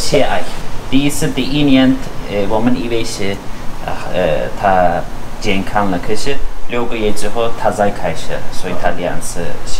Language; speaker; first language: Chinese; non-native, learner; Turkish